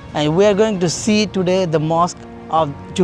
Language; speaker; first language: English; non-native, local second language; Bangla